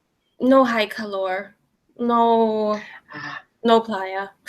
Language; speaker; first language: Spanish; non-native, learner; English